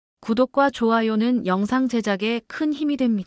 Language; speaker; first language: Korean; native; Korean